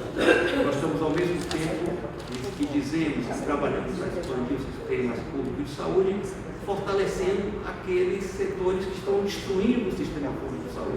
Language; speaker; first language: Portuguese; native; Portuguese